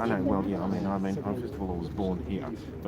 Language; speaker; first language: English; native; English